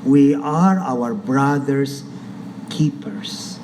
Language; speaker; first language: English; non-native, local second language; Filipino